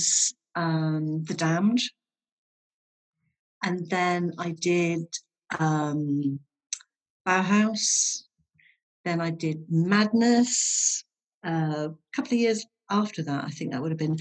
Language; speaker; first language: English; native; English